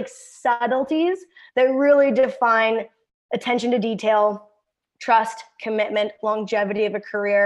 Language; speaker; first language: English; native; English